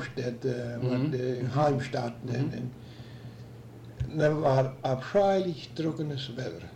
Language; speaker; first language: German; early bilingual, heritage; German